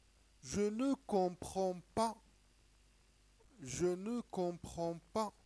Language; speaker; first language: French; non-native, local second language; Arabic